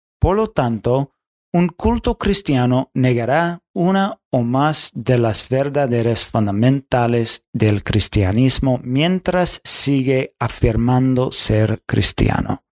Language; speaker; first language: Spanish; non-native, fluent; English